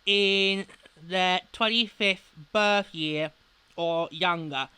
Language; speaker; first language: English; native; English